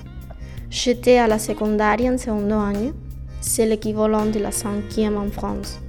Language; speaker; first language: French; non-native, learner; Spanish